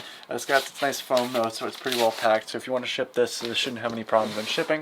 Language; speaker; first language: English; native; English